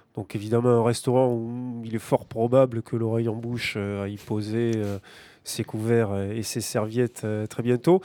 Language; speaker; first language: French; native; French